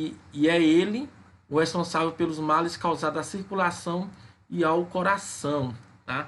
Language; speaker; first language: Portuguese; native; Portuguese